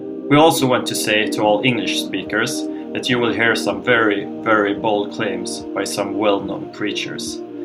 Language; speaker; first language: English; non-native, fluent; Swedish